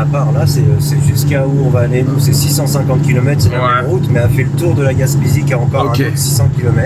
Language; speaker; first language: French; native; French